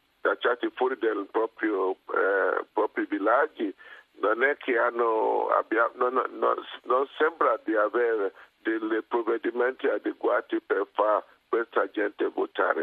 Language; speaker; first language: Italian; non-native, fluent; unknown